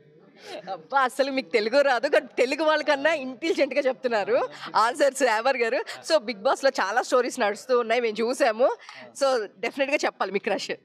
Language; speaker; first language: Telugu; native; Telugu